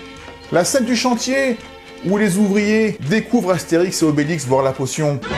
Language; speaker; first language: French; native; French